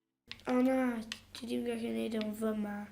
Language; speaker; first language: Welsh; non-native, local second language; English